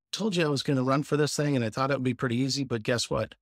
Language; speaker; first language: English; native; English